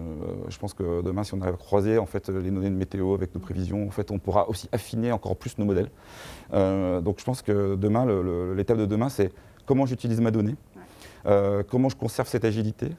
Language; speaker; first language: French; native; French